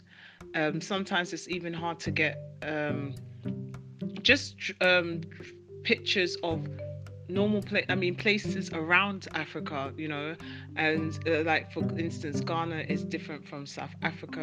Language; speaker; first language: English; non-native, local second language; Akan